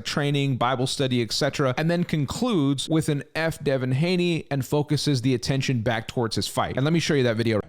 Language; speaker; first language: English; native; English